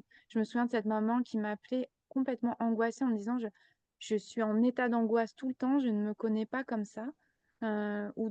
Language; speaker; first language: French; native; French